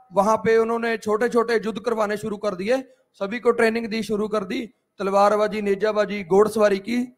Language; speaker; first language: Hindi; non-native, local second language; Punjabi